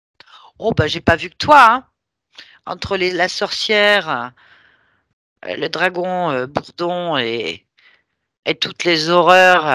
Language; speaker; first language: French; native; French